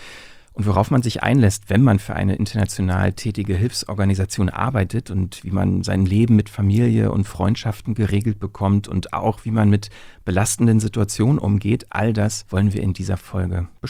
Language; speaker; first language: German; native; German